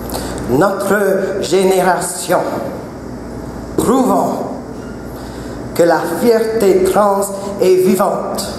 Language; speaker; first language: French; non-native, local second language; English